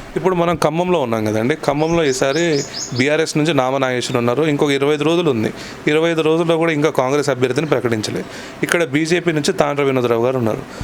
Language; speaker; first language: Telugu; native; Telugu